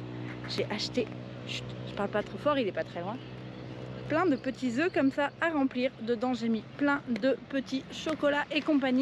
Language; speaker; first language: French; native; French